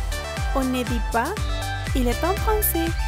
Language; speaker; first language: French; non-native, learner; Spanish